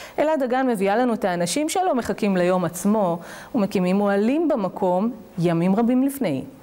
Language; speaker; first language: Hebrew; native; Hebrew